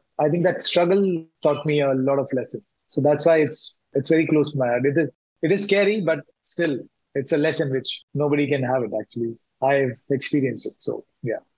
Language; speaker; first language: English; non-native, local second language; Malayalam